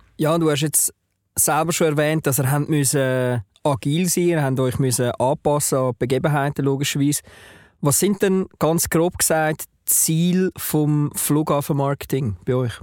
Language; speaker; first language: German; native; German